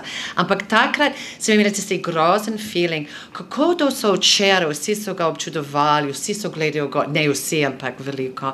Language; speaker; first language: Slovenian; non-native, fluent; English